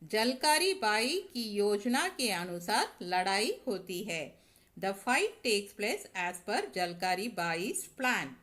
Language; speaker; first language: Hindi; non-native, local second language; Tamil